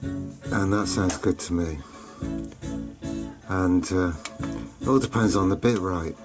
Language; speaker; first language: English; native; English